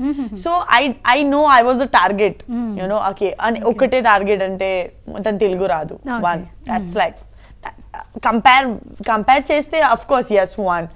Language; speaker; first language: Telugu; non-native, learner; Gujarati